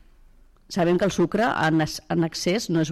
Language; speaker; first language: Catalan; native; Catalan